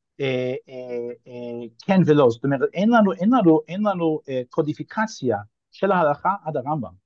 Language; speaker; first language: Hebrew; non-native, fluent; English